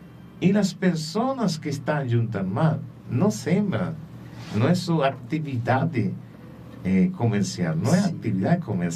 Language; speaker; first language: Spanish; non-native, learner; Portuguese